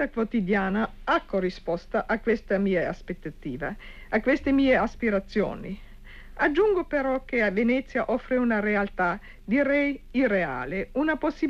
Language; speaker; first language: Italian; non-native, fluent; Czech